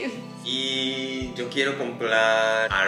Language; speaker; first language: Spanish; non-native, learner; Japanese